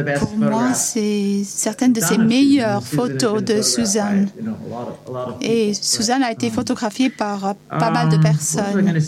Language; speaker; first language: French; non-native, learner; English